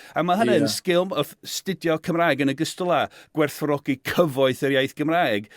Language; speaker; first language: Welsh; non-native, fluent; English